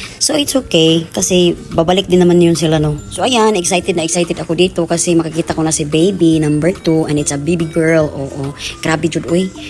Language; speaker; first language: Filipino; non-native, local second language; Cebuano